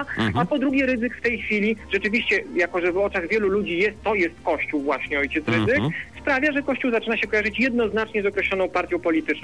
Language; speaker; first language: Polish; native; Polish